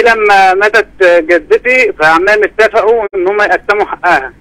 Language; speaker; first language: Arabic; native; Arabic